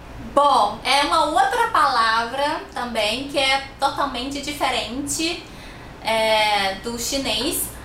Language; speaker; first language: Portuguese; non-native, fluent; Chinese